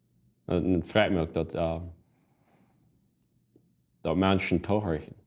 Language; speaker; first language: German; non-native, learner; Plautdietsch